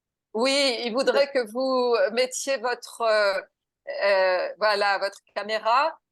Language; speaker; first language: French; non-native, learner; Portuguese